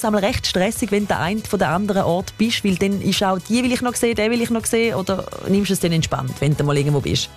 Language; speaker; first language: German; native; German